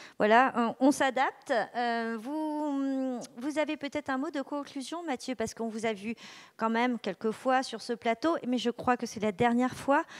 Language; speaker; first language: French; native; French